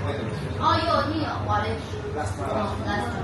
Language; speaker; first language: Filipino; non-native, learner; Nepali